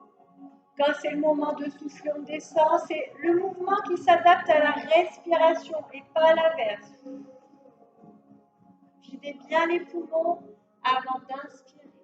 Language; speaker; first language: French; native; French